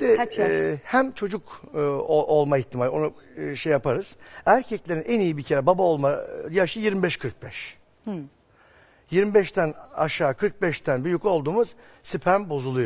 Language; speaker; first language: Turkish; native; Turkish